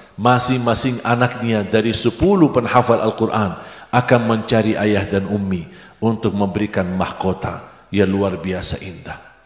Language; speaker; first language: Indonesian; non-native, fluent; Arabic